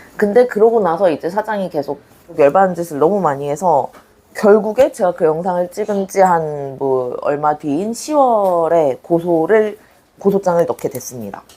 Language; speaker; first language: Korean; native; Korean